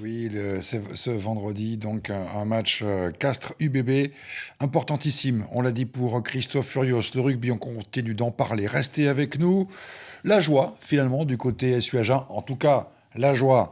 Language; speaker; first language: French; native; French